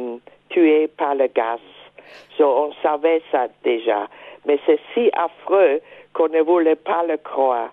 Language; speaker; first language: French; non-native, fluent; German